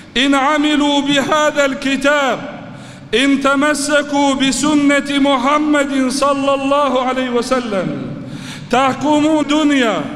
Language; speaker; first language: Arabic; non-native, fluent; Turkish